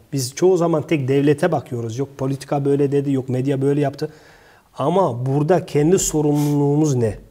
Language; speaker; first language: Turkish; early bilingual, heritage; Turkish